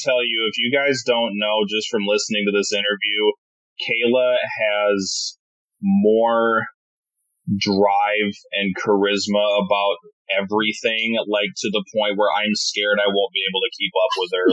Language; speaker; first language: English; native; English